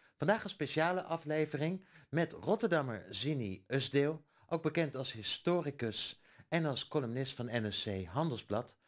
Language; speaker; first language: Dutch; native; Dutch